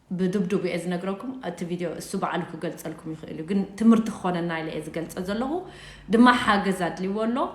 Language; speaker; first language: Tigrinya; native; Tigrinya